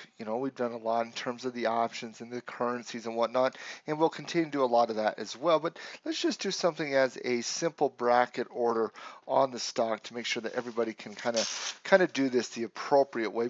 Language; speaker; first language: English; native; English